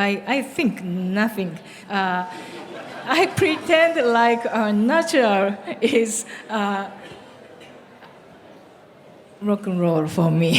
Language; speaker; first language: English; non-native, learner; Japanese